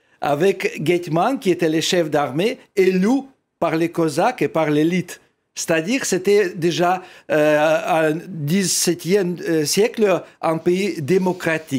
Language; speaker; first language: French; non-native, fluent; Russian